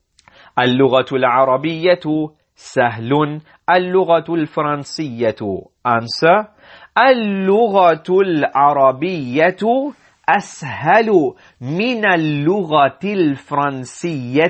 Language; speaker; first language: Arabic; non-native, fluent; English